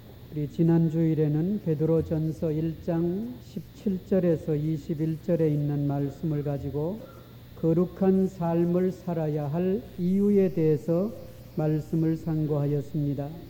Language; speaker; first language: Korean; native; Korean